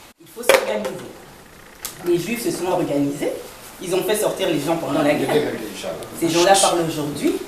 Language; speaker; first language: French; early bilingual, other home language; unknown